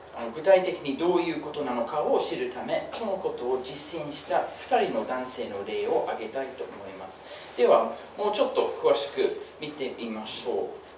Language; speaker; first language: Japanese; non-native, fluent; English